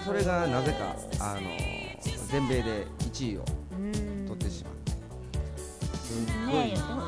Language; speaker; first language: Japanese; native; Japanese